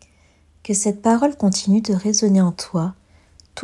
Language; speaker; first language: French; native; French